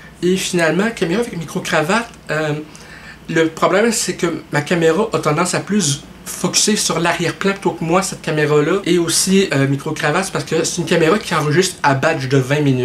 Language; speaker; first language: French; native; French